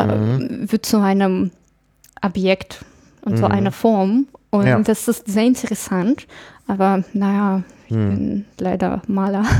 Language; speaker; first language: German; non-native, fluent; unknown